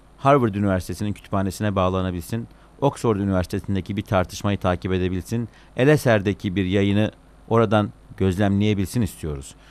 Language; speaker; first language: Turkish; native; Turkish